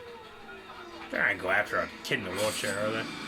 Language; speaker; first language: English; native; English